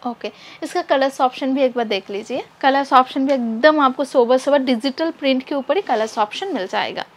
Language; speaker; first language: Hindi; non-native, local second language; Bangla